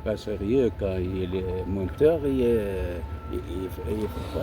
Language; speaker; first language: French; non-native, learner; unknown